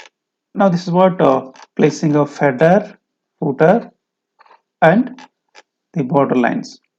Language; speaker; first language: English; non-native, local second language; Kannada